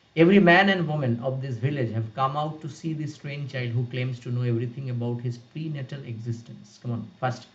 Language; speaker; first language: English; non-native, local second language; Bangla